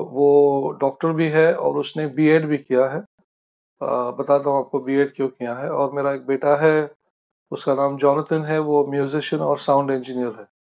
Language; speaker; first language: Hindi; non-native, local second language; Marathi